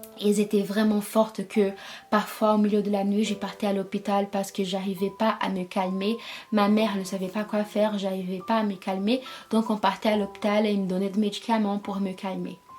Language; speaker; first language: French; non-native, fluent; Portuguese